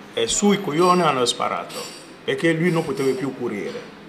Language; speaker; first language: Italian; non-native, learner; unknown